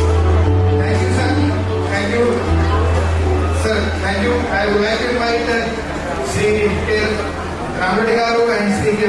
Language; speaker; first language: English; non-native, local second language; Telugu